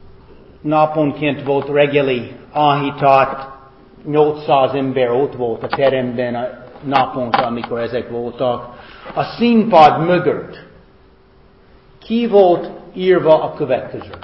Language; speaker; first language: Hungarian; non-native, fluent; English